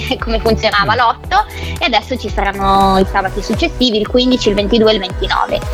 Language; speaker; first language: Italian; native; Italian